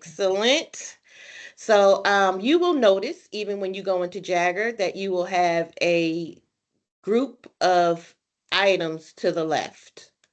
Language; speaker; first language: English; native; English